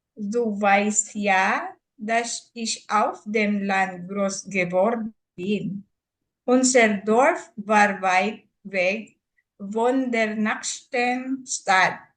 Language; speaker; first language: German; non-native, learner; Filipino